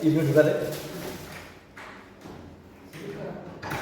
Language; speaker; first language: Hindi; non-native, local second language; Bangla